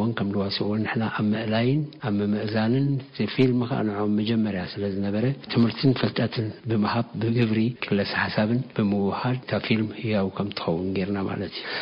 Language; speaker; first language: Tigrinya; non-native, local second language; Afar